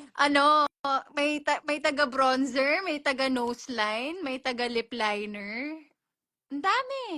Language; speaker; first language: Filipino; native; Filipino